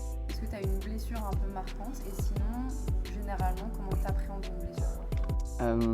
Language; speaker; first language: French; native; French